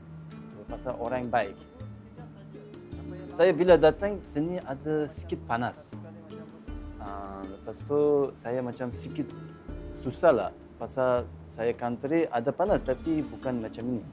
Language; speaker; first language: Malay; non-native, learner; Uzbek